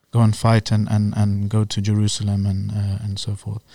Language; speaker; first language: English; native; English